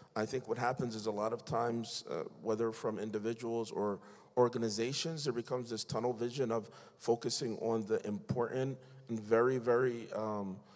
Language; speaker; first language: English; native; English